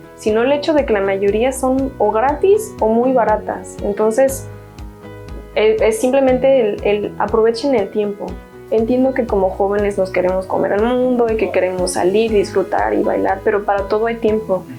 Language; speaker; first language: Spanish; native; Spanish